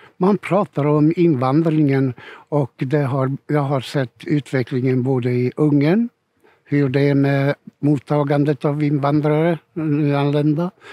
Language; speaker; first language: Swedish; non-native, fluent; Hungarian